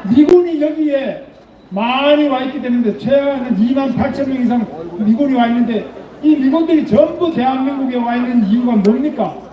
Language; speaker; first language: Korean; native; Korean